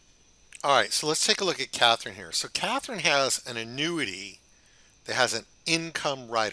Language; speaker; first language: English; native; English